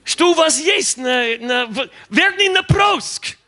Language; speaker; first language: Russian; non-native, learner; English